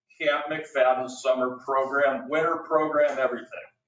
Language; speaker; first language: English; native; English